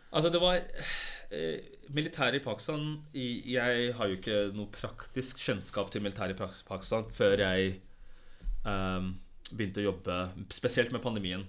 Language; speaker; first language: Norwegian; early bilingual, other home language; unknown